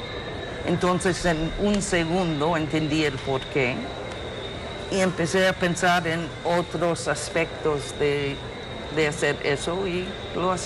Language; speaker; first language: Spanish; non-native, fluent; English